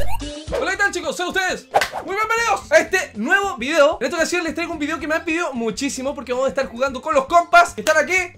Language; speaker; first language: Spanish; native; Spanish